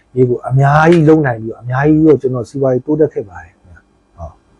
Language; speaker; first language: Burmese; native; Burmese